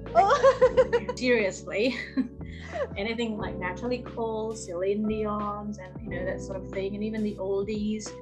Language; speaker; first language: English; early bilingual, other home language; Indonesian